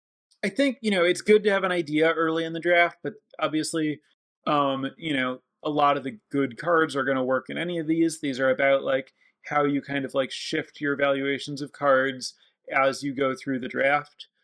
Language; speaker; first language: English; native; English